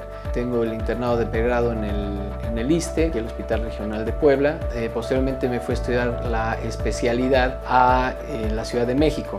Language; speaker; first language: Spanish; native; Spanish